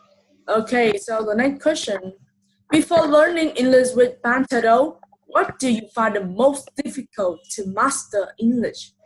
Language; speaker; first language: English; non-native, fluent; Vietnamese